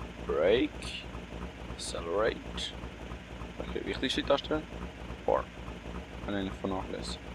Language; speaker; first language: German; native; German